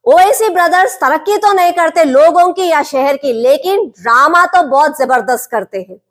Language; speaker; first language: Hindi; non-native, local second language; Telugu